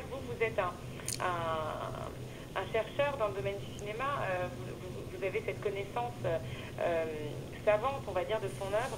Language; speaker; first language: French; native; French